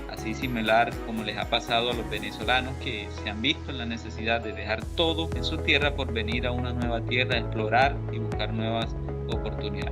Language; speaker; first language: Spanish; native; Spanish